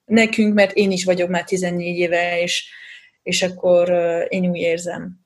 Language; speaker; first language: Hungarian; non-native, fluent; French